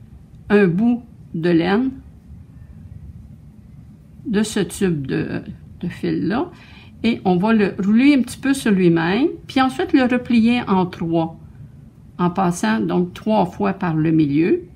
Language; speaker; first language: French; native; French